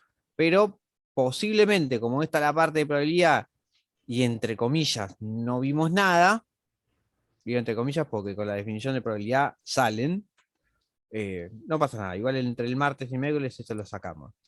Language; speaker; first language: Spanish; native; Spanish